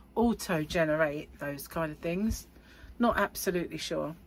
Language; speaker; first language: English; native; English